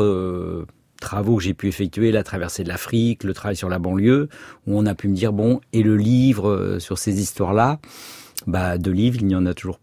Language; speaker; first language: French; native; French